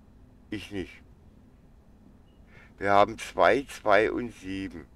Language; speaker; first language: German; native; German